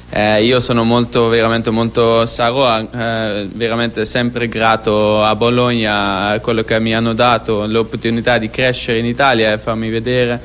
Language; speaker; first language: Italian; non-native, fluent; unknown